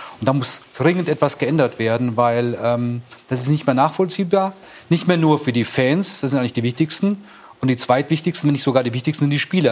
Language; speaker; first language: German; native; German